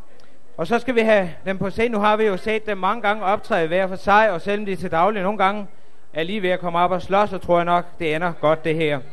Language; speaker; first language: Danish; native; Danish